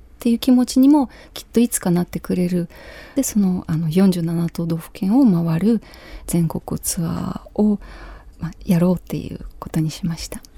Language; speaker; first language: Japanese; non-native, fluent; Ukrainian